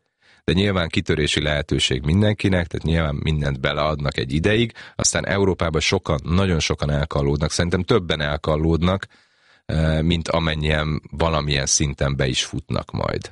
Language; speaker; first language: Hungarian; native; Hungarian